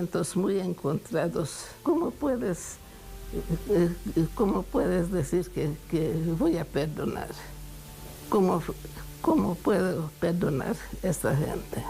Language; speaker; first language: Spanish; non-native, fluent; Hungarian